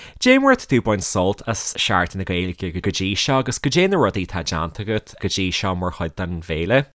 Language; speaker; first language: Irish; native; Irish